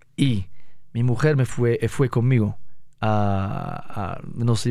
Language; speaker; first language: Spanish; non-native, fluent; Arabic